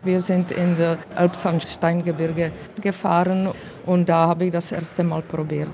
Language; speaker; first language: German; early bilingual, other home language; Czech